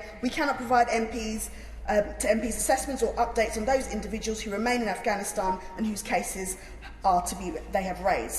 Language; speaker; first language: English; native; English